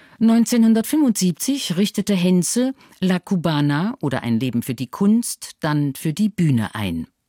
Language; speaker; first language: German; native; German